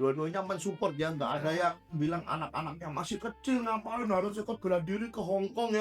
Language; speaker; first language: Indonesian; native; Indonesian